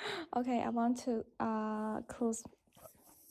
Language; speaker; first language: English; non-native, learner; Chinese